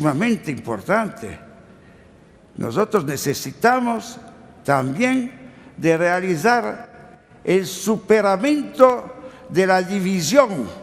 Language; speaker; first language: Spanish; non-native, learner; Italian